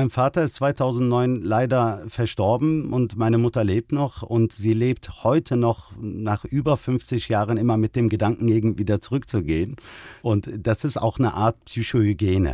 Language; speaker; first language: German; early bilingual, other home language; Turkish